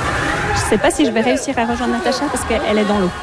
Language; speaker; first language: French; native; French